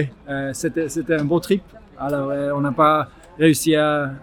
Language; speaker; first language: French; non-native, learner; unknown